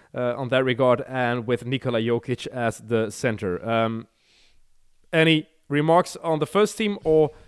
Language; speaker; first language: English; non-native, fluent; Dutch